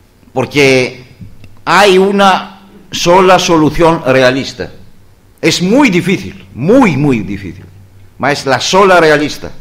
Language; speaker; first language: Spanish; non-native, fluent; Greek